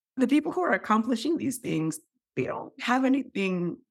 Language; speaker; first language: English; non-native, local second language; Yoruba